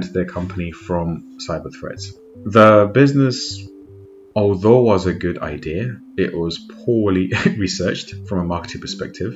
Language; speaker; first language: English; non-native, local second language; Shona